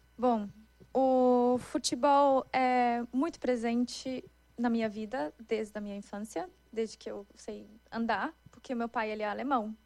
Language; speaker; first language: Portuguese; non-native, fluent; German